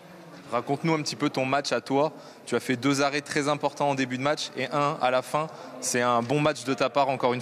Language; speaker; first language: French; native; French